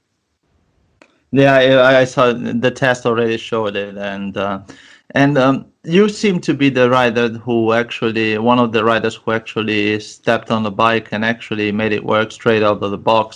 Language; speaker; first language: English; non-native, fluent; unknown